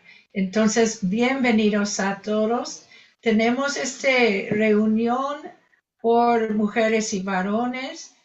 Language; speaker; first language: Spanish; non-native, fluent; English